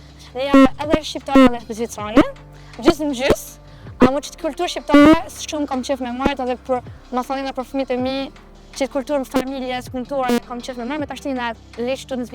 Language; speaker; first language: Albanian; early bilingual, heritage; Albanian